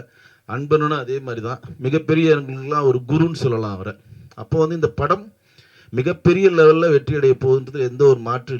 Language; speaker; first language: Tamil; native; Tamil